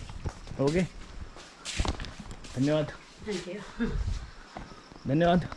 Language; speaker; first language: Hindi; native; Hindi